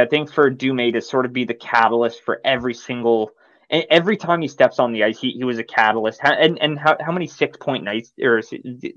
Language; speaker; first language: English; native; English